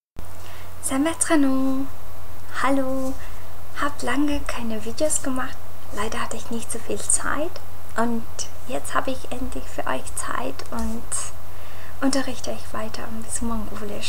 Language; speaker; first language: German; non-native, fluent; Mongolian